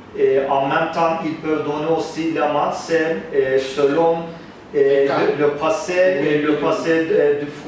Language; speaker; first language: French; non-native, fluent; Turkish